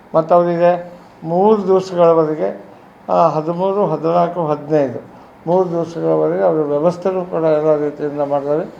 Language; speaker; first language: Kannada; non-native, local second language; Lambadi